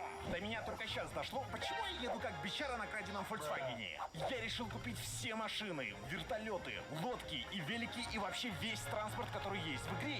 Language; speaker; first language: Russian; native; Russian